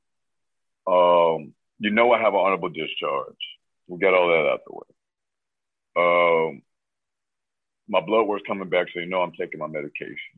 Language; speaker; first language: English; native; English